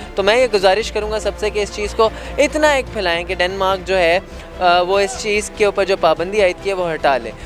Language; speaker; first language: Urdu; native; Urdu